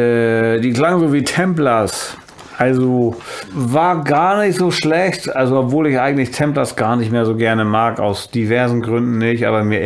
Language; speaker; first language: German; native; German